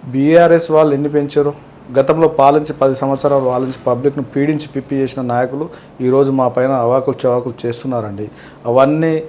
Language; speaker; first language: Telugu; native; Telugu